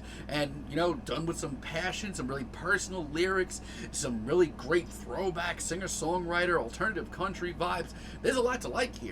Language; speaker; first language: English; native; English